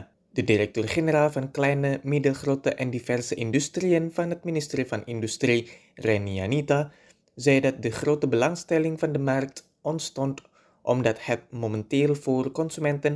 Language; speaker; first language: Dutch; non-native, fluent; Indonesian